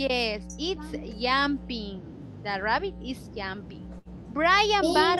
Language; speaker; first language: English; non-native, fluent; Spanish